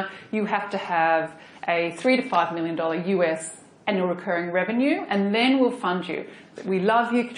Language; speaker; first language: English; native; English